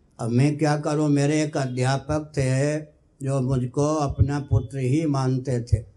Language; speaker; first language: Hindi; non-native, local second language; Maithili